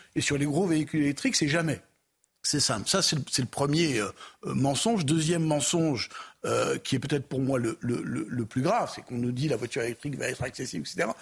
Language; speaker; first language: French; native; French